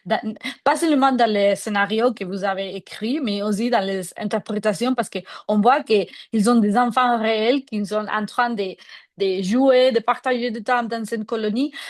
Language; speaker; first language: French; non-native, fluent; Spanish